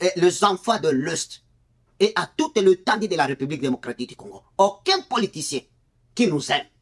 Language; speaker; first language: French; non-native, local second language; Swahili